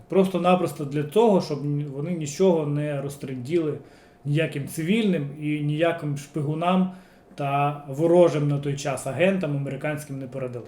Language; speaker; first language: Ukrainian; non-native, local second language; Russian